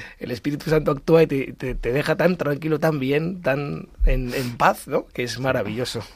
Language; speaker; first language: Spanish; native; Spanish